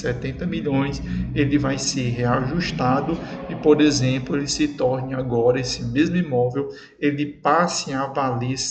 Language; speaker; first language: Portuguese; native; Portuguese